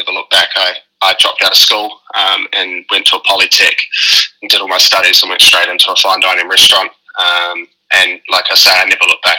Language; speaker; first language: English; native; English